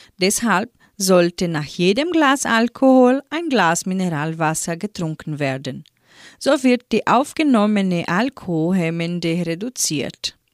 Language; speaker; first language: German; native; German